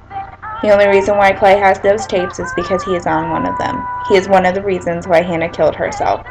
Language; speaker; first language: English; native; English